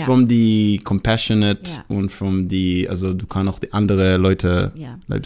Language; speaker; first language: German; non-native, fluent; Hebrew